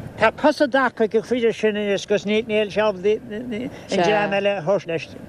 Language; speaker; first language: Irish; native; Irish